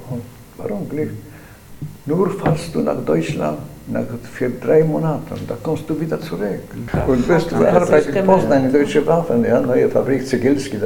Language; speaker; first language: German; non-native, learner; Polish